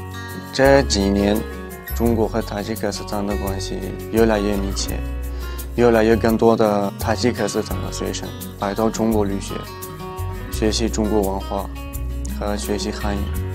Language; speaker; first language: Chinese; non-native, fluent; Tajik